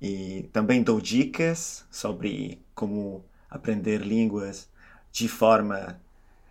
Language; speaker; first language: Portuguese; non-native, fluent; Italian